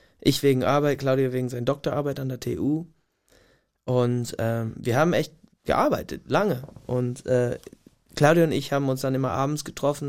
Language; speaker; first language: German; non-native, fluent; English